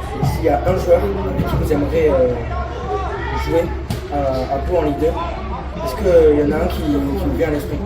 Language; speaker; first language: French; native; French